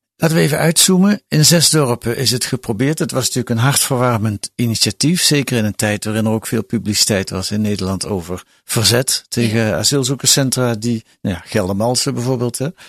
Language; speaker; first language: Dutch; native; Dutch